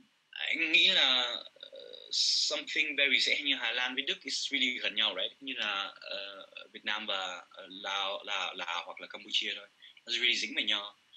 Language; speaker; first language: Vietnamese; early bilingual, heritage; Vietnamese